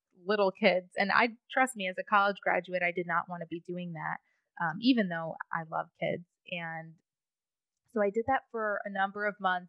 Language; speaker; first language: English; native; English